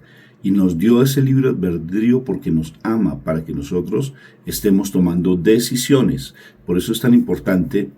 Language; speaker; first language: Spanish; native; Spanish